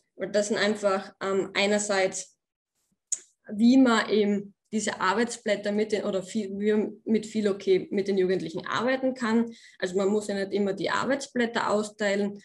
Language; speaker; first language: German; native; German